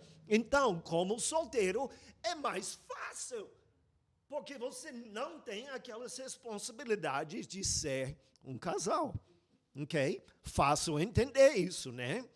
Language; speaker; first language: Portuguese; non-native, fluent; English